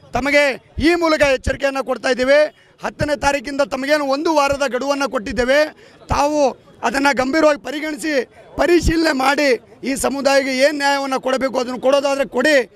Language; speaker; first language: Kannada; non-native, local second language; Lambadi